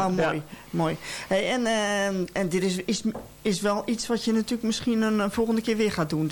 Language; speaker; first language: Dutch; native; Dutch